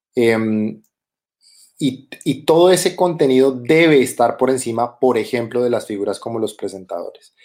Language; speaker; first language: Spanish; native; Spanish